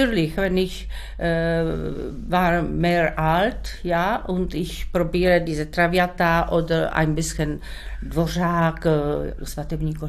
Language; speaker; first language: German; non-native, learner; Czech